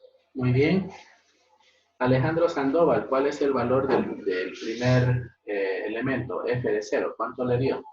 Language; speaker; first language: Spanish; native; Spanish